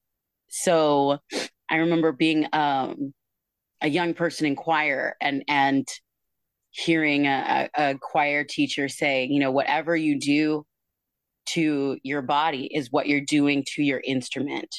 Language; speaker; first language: English; native; English